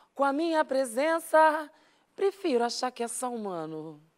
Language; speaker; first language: Portuguese; native; Portuguese